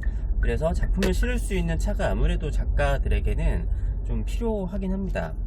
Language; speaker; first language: Korean; native; Korean